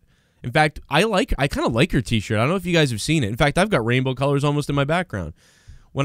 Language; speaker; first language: English; native; English